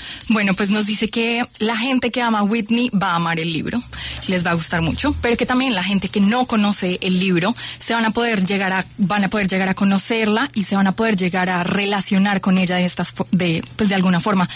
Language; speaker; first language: Spanish; native; Spanish